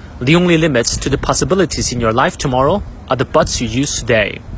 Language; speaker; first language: English; non-native, fluent; Chinese